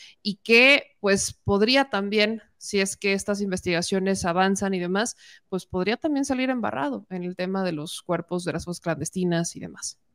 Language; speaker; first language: Spanish; native; Spanish